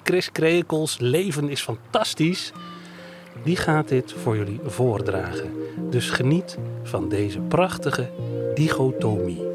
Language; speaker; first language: Dutch; native; Dutch